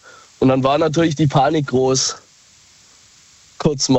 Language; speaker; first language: German; native; German